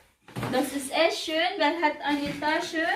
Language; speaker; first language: German; non-native, learner; Filipino